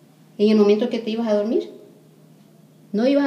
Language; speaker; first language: Spanish; native; Spanish